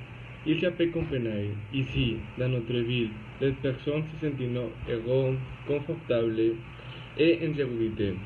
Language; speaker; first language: French; non-native, learner; Spanish